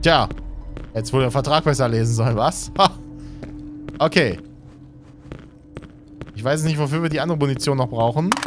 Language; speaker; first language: German; native; German